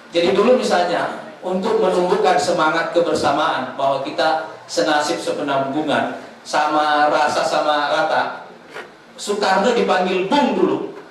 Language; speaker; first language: Indonesian; non-native, local second language; Buginese